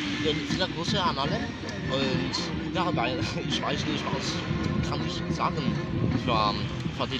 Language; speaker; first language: German; non-native, learner; Spanish